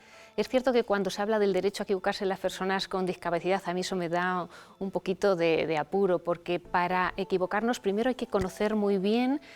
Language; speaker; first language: Spanish; native; Spanish